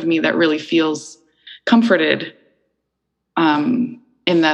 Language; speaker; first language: English; early bilingual, other home language; Icelandic